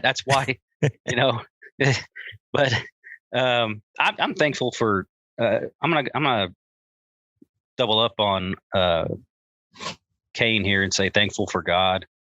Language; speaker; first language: English; native; English